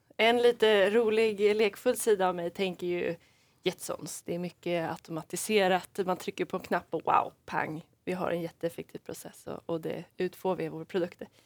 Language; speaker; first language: Swedish; native; Swedish